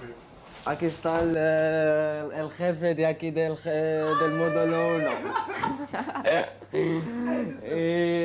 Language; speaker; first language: Spanish; early bilingual, other home language; Arabic